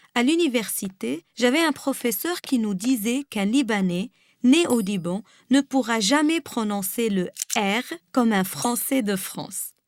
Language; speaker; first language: French; non-native, local second language; Arabic